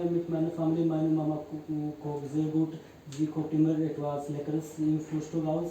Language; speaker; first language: German; non-native, learner; Hindi